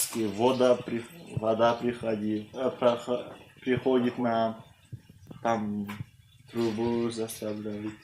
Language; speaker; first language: Russian; non-native, local second language; Kazakh